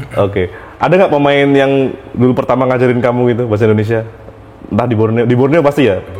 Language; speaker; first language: Indonesian; native; Indonesian